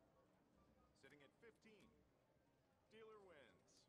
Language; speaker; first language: English; native; English